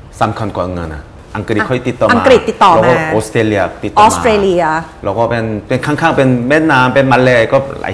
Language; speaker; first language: Thai; non-native, fluent; Korean